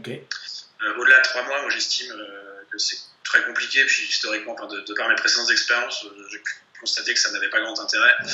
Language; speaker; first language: French; native; French